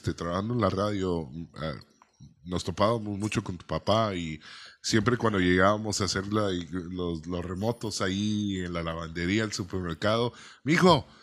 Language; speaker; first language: Spanish; early bilingual, heritage; Spanish